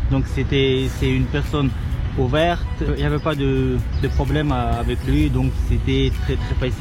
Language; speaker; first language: French; non-native, fluent; Kyrgyz